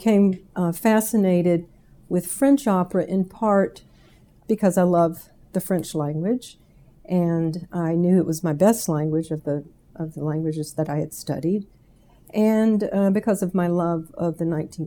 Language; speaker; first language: English; native; English